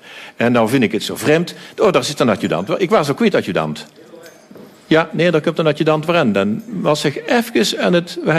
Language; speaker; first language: Dutch; native; Dutch